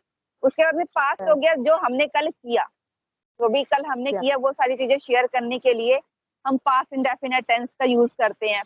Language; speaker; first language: Hindi; native; Hindi